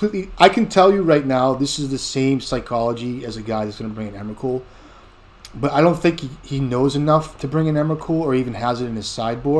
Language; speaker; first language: English; native; English